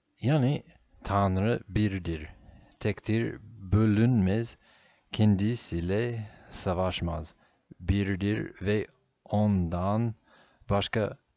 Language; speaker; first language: Turkish; non-native, fluent; English